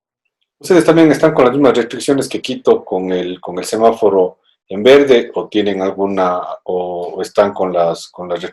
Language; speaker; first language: Spanish; native; Spanish